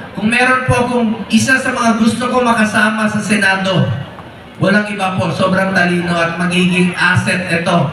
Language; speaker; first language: Filipino; non-native, local second language; Cebuano